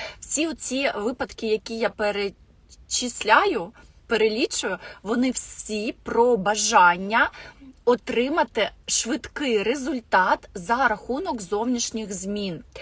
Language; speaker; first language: Ukrainian; non-native, local second language; Russian